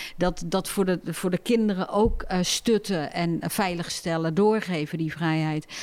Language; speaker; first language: Dutch; early bilingual, other home language; Turkish